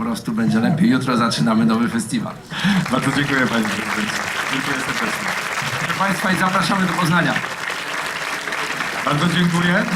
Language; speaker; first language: Polish; native; Polish